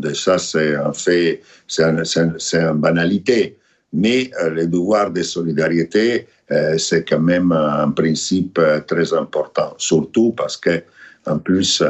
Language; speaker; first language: French; non-native, fluent; Italian